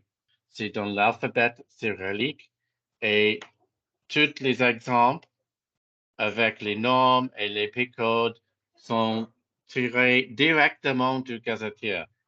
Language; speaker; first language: French; non-native, fluent; English